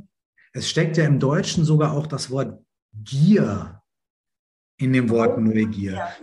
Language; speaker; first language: German; native; German